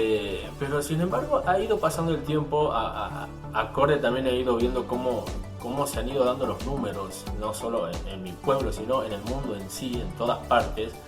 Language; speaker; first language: Spanish; native; Spanish